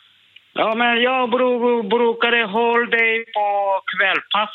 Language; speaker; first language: Swedish; non-native, learner; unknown